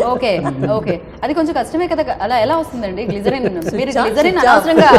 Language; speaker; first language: Telugu; native; Telugu